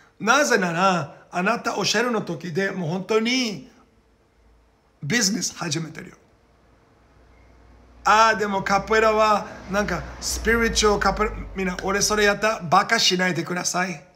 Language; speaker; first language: Japanese; non-native, learner; Portuguese